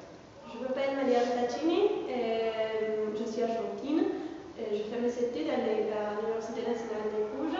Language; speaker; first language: French; non-native, fluent; Spanish